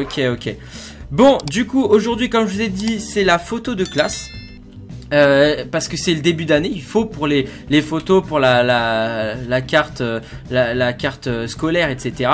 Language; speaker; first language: French; native; French